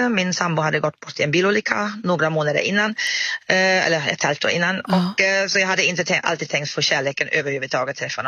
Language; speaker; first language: Swedish; non-native, fluent; German